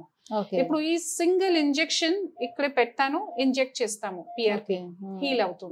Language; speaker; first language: Telugu; non-native, fluent; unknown